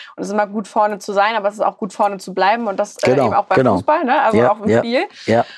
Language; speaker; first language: German; native; German